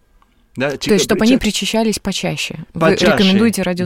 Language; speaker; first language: Russian; native; Russian